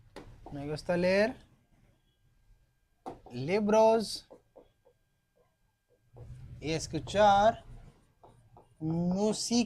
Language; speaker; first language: Spanish; non-native, fluent; Hindi